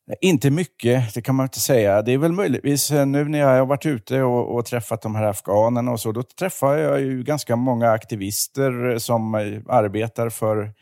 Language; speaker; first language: Swedish; native; Swedish